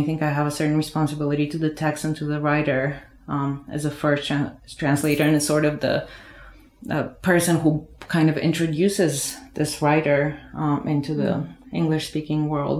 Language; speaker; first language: English; non-native, fluent; Bulgarian